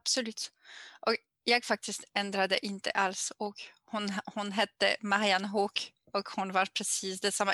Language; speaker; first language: Swedish; non-native, learner; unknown